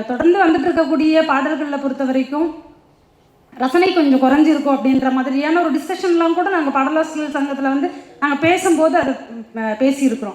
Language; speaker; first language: Tamil; native; Tamil